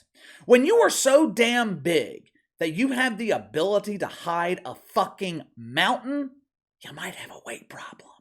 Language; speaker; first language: English; native; English